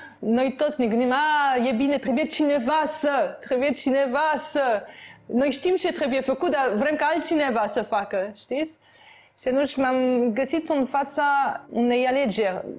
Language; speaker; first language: Romanian; non-native, fluent; French